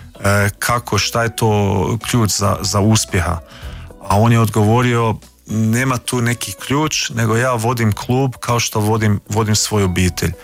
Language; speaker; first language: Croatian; early bilingual, heritage; Croatian